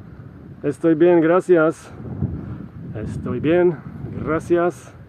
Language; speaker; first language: Spanish; non-native, learner; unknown